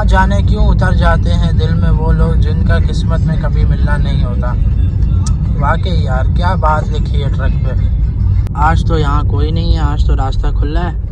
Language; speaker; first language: Urdu; native; Urdu